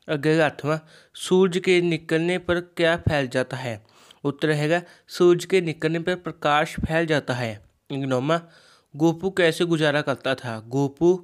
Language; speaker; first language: Hindi; non-native, local second language; Punjabi